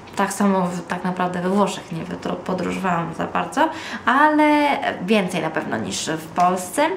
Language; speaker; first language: Polish; early bilingual, other home language; Italian